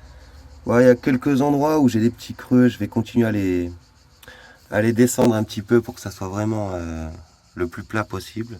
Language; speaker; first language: French; native; French